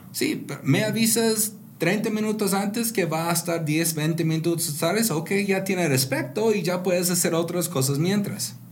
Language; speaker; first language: Spanish; non-native, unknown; English